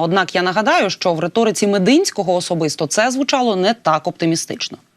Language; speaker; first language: Ukrainian; native; Ukrainian